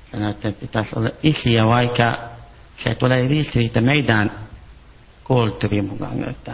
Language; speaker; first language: Finnish; non-native, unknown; Arabic